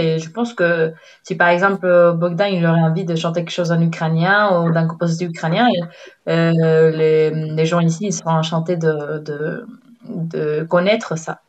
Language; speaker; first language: French; non-native, fluent; Spanish